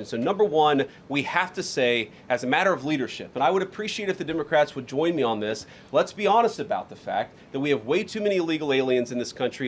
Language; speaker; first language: English; native; English